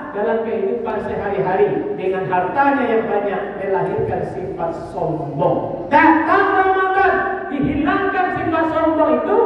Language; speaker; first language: Indonesian; non-native, local second language; Minangkabau